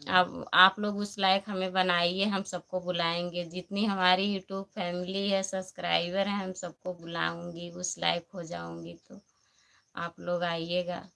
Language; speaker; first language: Hindi; native; Hindi